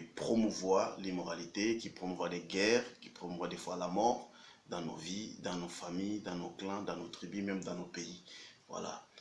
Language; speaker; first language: French; non-native, local second language; Lingala